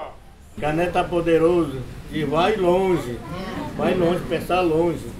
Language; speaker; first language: Portuguese; non-native, local second language; Yanomámi